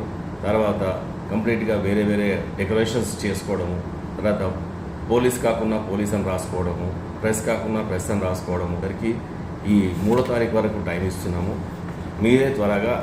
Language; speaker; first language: Telugu; native; Telugu